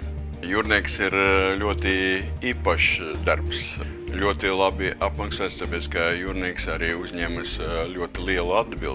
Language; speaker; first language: Latvian; non-native, local second language; Russian